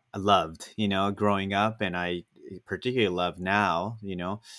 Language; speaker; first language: English; non-native, fluent; Japanese